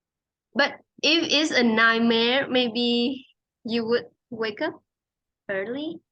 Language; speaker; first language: English; non-native, fluent; Vietnamese